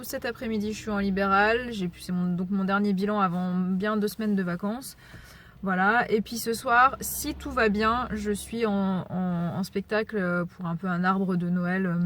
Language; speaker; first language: French; native; French